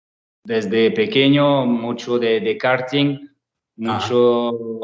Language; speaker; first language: Spanish; non-native, learner; French